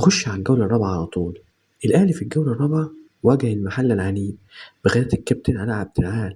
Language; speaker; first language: Arabic; native; Arabic